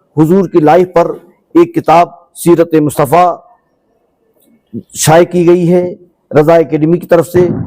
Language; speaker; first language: Urdu; native; Urdu